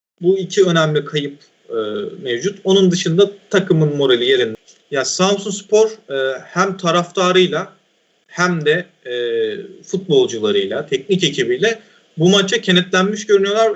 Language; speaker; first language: Turkish; native; Turkish